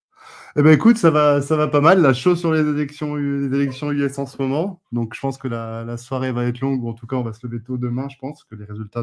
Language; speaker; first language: French; native; French